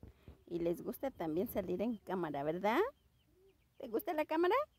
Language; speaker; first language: Spanish; native; Spanish